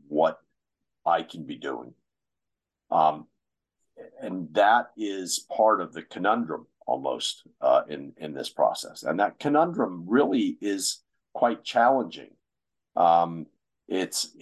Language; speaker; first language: English; native; English